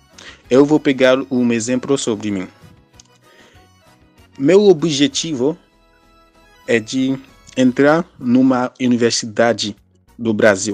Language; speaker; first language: Portuguese; non-native, fluent; Haitian Creole